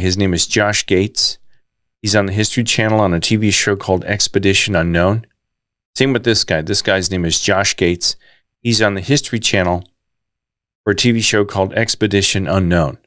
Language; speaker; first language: English; native; English